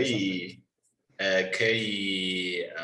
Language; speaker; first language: Chinese; non-native, learner; English